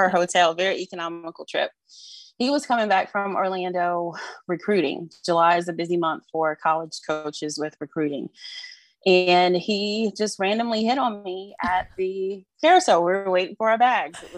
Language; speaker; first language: English; native; English